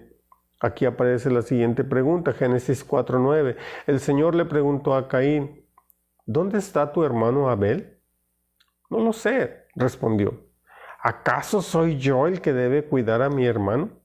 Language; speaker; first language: Spanish; native; Spanish